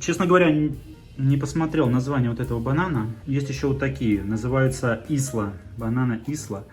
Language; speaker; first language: Russian; native; Russian